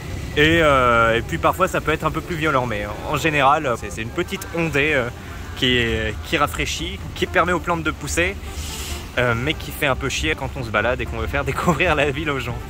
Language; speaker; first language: French; native; French